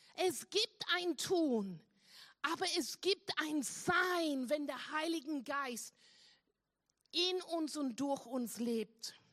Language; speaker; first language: German; non-native, fluent; English